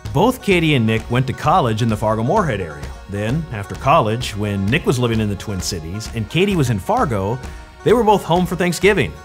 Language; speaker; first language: English; native; English